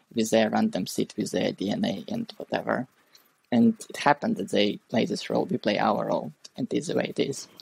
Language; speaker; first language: English; non-native, fluent; Russian